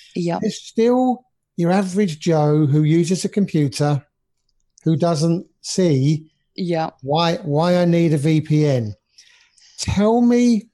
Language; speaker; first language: English; native; English